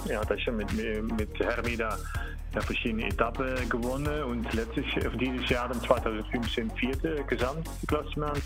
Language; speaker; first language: German; non-native, learner; Dutch